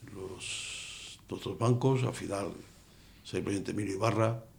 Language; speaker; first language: Spanish; native; Spanish